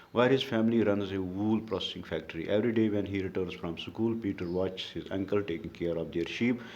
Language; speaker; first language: English; non-native, local second language; Urdu